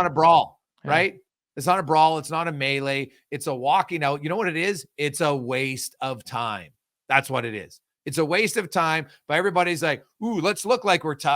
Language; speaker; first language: English; native; English